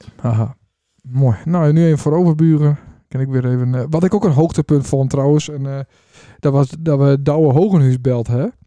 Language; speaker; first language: Dutch; native; Dutch